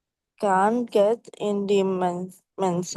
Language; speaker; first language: German; non-native, learner; Indonesian